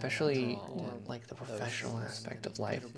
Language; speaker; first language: English; native; English